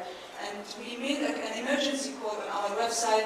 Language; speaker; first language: English; non-native, fluent; Arabic